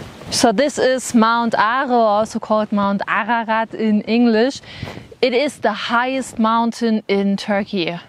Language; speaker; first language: English; non-native, fluent; German